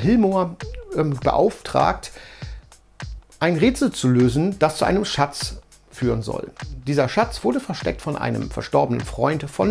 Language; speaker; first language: German; native; German